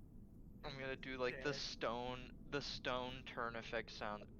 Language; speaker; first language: English; native; English